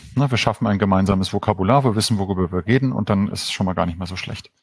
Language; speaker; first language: German; native; German